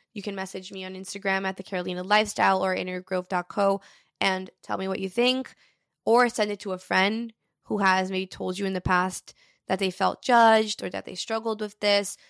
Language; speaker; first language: English; early bilingual, other home language; Portuguese